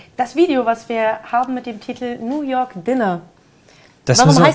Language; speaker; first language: German; native; German